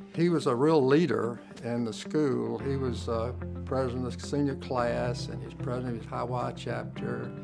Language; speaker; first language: English; native; English